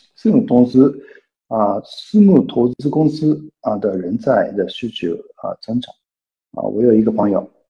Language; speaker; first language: Chinese; non-native, fluent; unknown